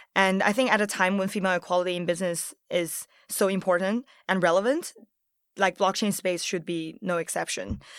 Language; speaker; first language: English; early bilingual, other home language; Chinese